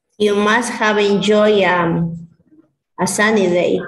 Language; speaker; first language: English; non-native, learner; Spanish